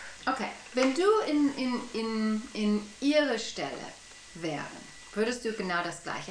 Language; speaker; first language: German; non-native, fluent; English